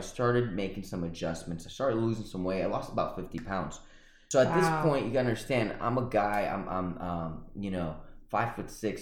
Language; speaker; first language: English; early bilingual, other home language; Spanish